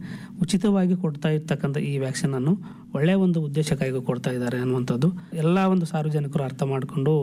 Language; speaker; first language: Kannada; native; Kannada